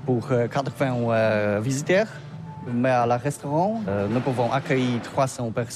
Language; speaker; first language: French; non-native, learner; Polish